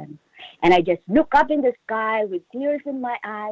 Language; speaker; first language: English; non-native, local second language; Filipino